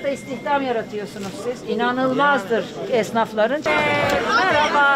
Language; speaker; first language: Turkish; native; Turkish